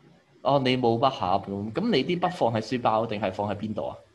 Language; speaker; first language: Cantonese; native; Cantonese